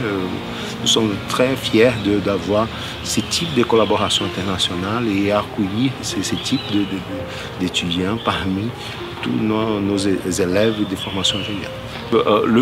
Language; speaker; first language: French; non-native, fluent; Portuguese